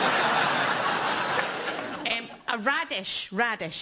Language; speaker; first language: English; native; English